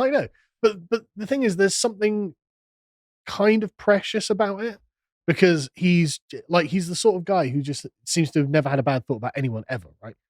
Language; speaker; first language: English; native; English